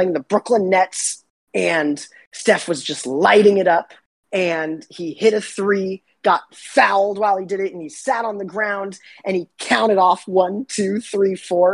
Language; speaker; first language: English; native; English